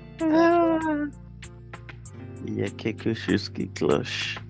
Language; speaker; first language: French; non-native, learner; Yoruba